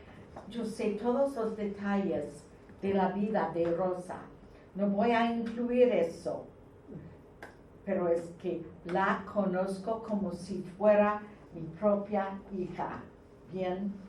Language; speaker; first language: Spanish; non-native, fluent; English